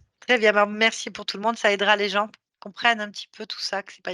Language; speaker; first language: French; native; French